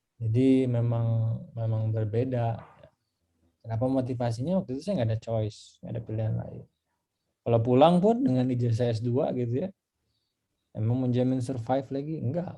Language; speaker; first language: Indonesian; non-native, local second language; Sundanese